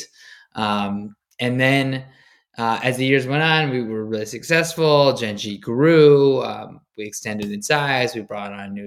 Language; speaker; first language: English; native; English